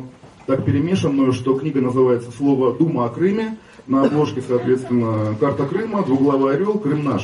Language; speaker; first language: Russian; native; Russian